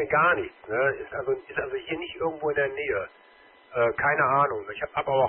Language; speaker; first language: German; native; German